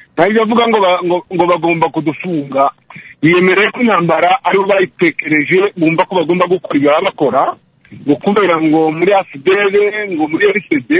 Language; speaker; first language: Kinyarwanda; native; Kinyarwanda